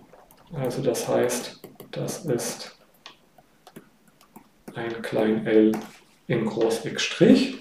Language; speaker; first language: German; native; German